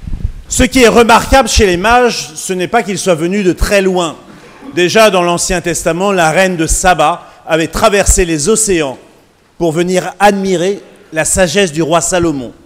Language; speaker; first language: French; native; French